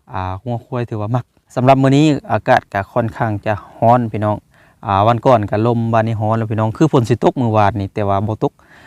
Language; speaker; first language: Thai; native; Thai